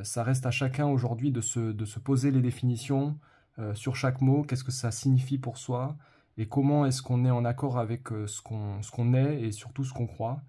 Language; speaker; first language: French; native; French